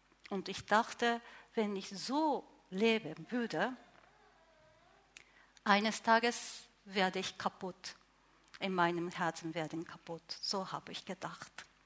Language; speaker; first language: German; non-native, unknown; Japanese